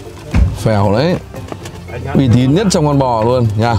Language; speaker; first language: Vietnamese; native; Vietnamese